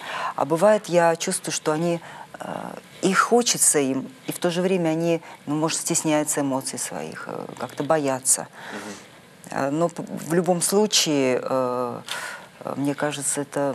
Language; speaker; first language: Russian; native; Russian